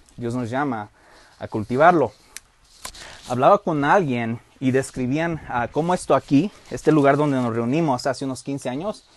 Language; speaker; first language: Spanish; early bilingual, heritage; Spanish